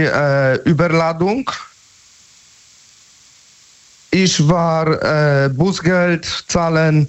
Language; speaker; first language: German; non-native, learner; Polish